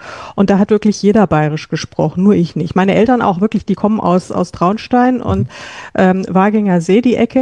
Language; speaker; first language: German; native; German